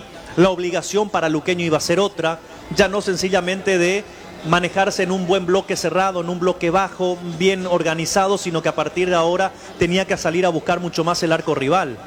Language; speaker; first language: Spanish; native; Spanish